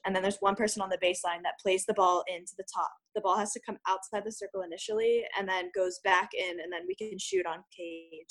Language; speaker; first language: English; native; English